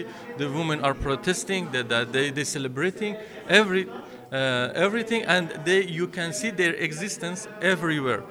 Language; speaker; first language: English; non-native, fluent; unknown